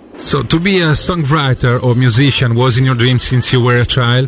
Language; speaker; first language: English; non-native, fluent; Italian